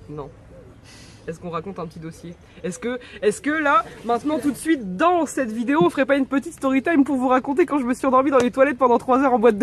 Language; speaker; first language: French; native; French